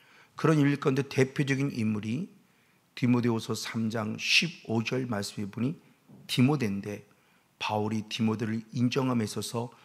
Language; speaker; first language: Korean; native; Korean